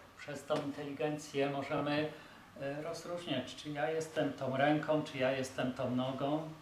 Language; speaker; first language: Polish; native; Polish